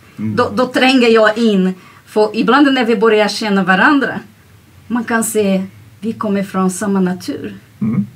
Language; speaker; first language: Swedish; non-native, fluent; Portuguese